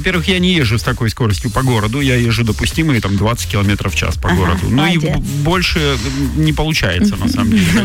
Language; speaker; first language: Russian; native; Russian